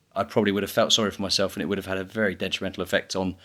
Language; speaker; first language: English; native; English